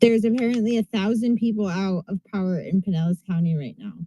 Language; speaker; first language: English; native; English